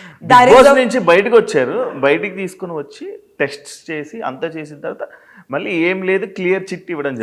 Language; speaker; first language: Telugu; native; Telugu